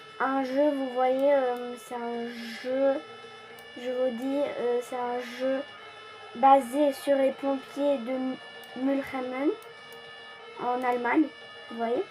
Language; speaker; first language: French; early bilingual, other home language; Polish